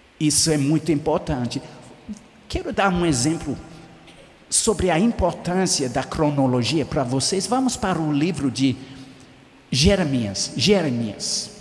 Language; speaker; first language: Portuguese; non-native, fluent; English